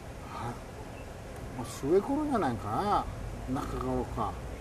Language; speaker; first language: Japanese; native; Japanese